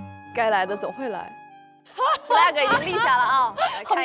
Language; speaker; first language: Chinese; native; Chinese